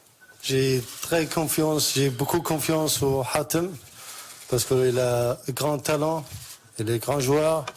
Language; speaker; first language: French; non-native, learner; Arabic